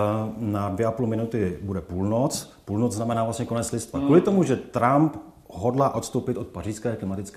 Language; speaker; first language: Czech; native; Czech